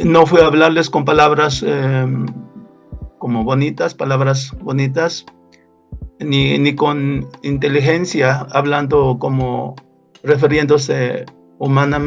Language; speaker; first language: Spanish; non-native, local second language; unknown